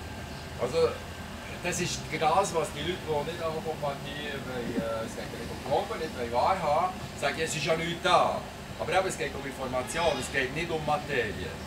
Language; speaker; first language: German; non-native, local second language; French